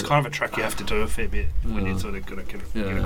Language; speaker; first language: English; native; English